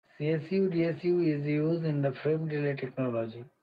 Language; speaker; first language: English; non-native, local second language; Bangla